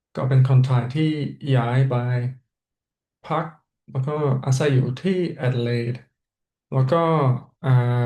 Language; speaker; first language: Thai; non-native, fluent; English